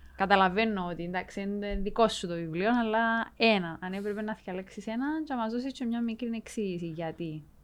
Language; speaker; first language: Greek; native; Greek